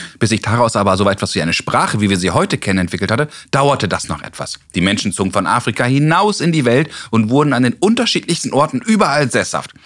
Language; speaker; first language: German; native; German